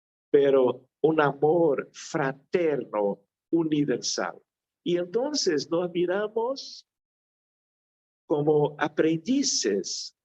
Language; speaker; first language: Spanish; non-native, fluent; Portuguese